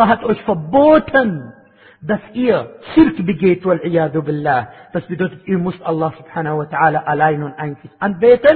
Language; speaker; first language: German; non-native, fluent; Arabic